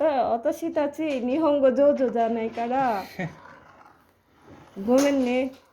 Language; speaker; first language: Japanese; non-native, learner; Bangla